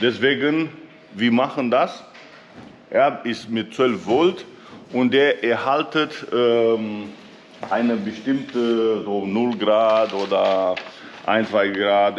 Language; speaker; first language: German; non-native, fluent; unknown